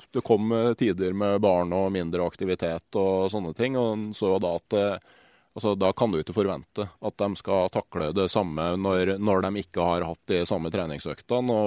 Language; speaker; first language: Norwegian; native; Norwegian